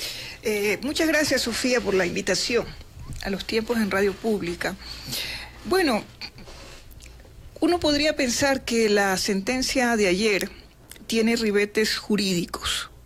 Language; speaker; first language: Spanish; native; Spanish